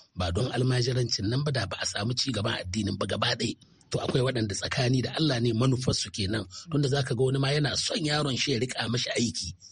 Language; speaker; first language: Hausa; native; Hausa